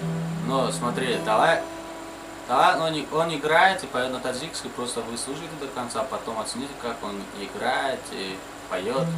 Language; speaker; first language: Russian; non-native, local second language; Tajik